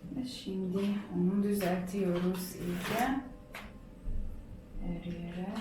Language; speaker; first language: Turkish; non-native, fluent; Polish